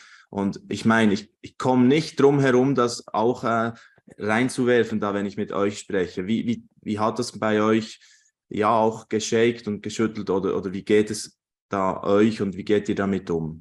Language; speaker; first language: German; native; German